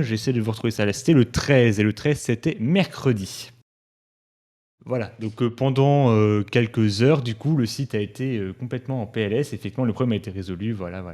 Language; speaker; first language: French; native; French